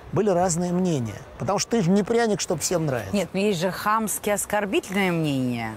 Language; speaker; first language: Russian; native; Russian